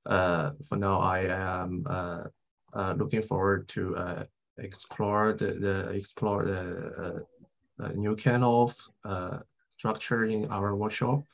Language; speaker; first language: English; non-native, fluent; Chinese